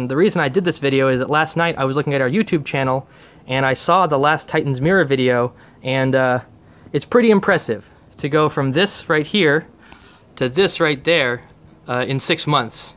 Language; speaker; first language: English; native; English